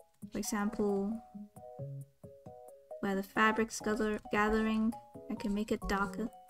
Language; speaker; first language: English; non-native, local second language; Cantonese